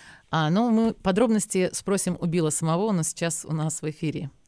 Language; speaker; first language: Russian; native; Russian